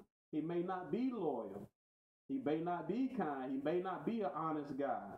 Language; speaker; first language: English; native; English